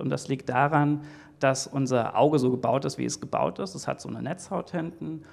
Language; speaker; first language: German; native; German